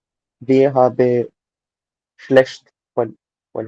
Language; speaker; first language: German; non-native, learner; Urdu